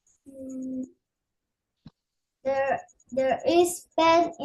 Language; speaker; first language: English; non-native, learner; Indonesian